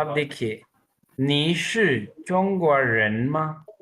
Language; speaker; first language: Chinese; non-native, fluent; Urdu